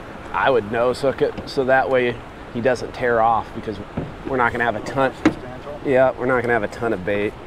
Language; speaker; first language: English; native; English